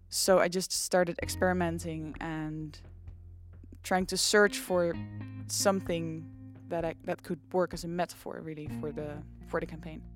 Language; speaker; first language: English; non-native, fluent; Dutch